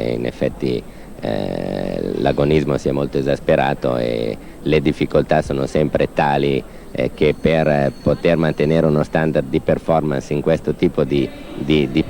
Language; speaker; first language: Italian; native; Italian